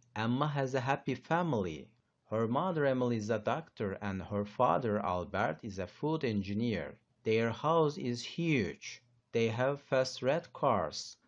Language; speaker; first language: English; non-native, fluent; Turkish